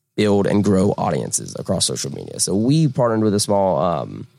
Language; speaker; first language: English; native; English